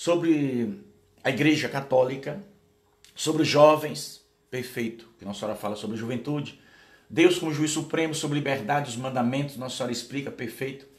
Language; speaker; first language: Portuguese; native; Portuguese